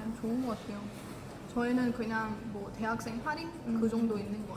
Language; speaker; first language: Korean; non-native, fluent; Ukrainian